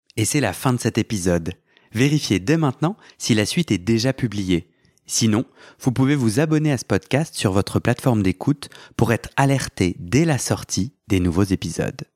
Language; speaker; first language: French; native; French